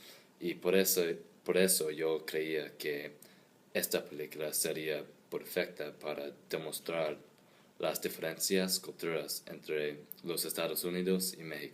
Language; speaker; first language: Spanish; non-native, learner; English